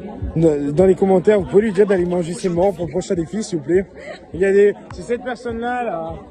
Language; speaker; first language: French; native; French